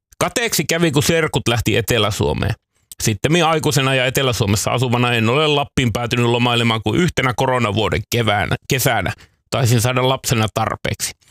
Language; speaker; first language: Finnish; native; Finnish